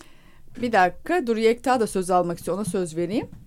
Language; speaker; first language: Turkish; native; Turkish